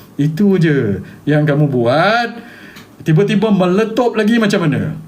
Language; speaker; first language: Malay; native; Malay